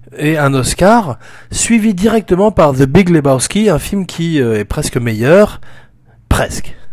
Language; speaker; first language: French; native; French